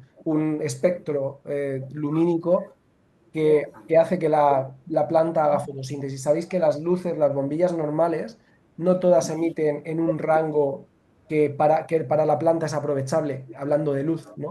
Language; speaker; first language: Spanish; native; Spanish